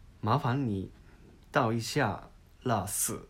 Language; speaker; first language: Chinese; non-native, learner; Japanese